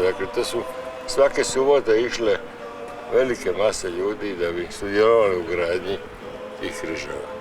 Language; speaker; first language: Croatian; native; Croatian